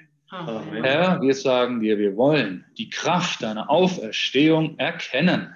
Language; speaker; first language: German; native; German